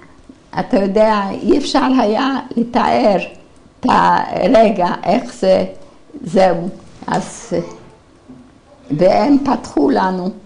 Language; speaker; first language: Hebrew; non-native, fluent; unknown